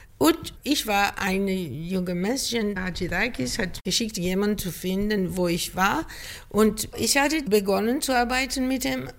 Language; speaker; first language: German; non-native, fluent; Greek